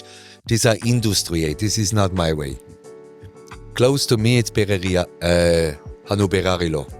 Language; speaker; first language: English; non-native, learner; German